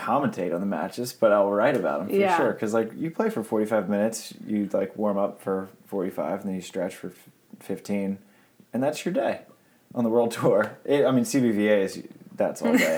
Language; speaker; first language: English; native; English